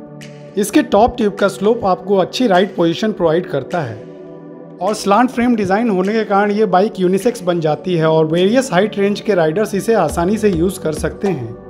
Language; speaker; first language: Hindi; native; Hindi